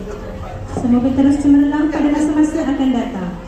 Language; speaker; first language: Malay; native; Malay